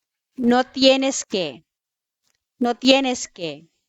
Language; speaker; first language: Spanish; non-native, fluent; Filipino